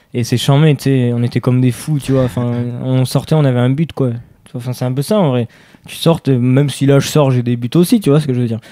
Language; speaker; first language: French; native; French